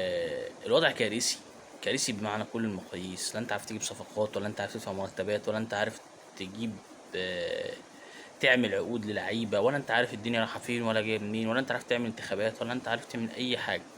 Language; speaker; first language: Arabic; native; Arabic